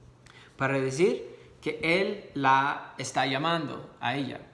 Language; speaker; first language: Spanish; non-native, fluent; English